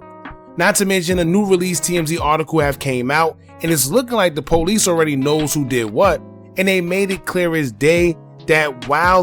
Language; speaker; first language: English; native; English